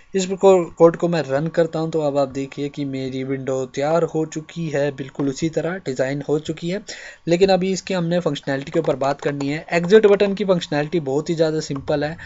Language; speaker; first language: Hindi; native; Hindi